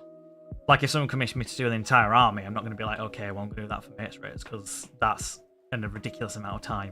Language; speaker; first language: English; native; English